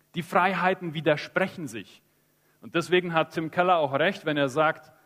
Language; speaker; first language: German; early bilingual, heritage; Spanish